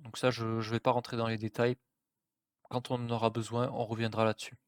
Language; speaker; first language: French; native; French